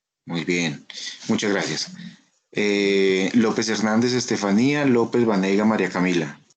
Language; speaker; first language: Spanish; native; Spanish